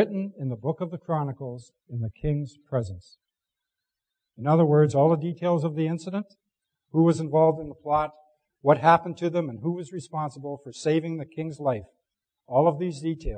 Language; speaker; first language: English; native; English